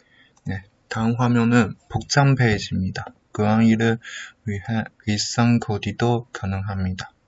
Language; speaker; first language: Korean; non-native, learner; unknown